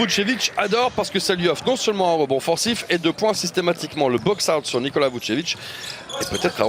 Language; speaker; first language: French; native; French